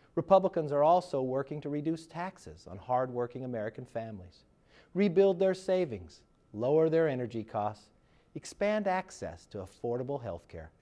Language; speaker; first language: English; native; English